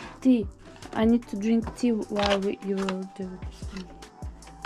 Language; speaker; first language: English; non-native, learner; Ukrainian